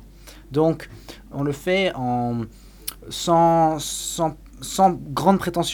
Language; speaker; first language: French; native; French